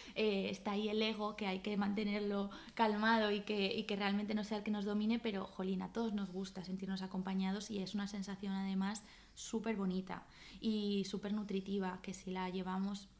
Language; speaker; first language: Spanish; native; Spanish